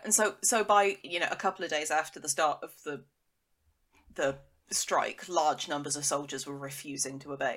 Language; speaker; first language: English; native; English